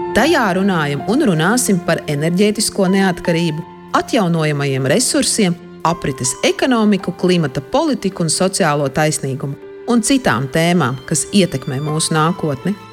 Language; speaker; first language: Latvian; native; Latvian